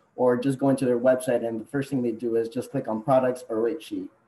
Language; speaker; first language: English; non-native, fluent; Spanish